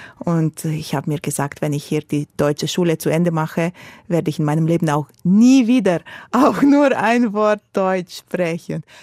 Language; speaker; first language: German; non-native, fluent; Romanian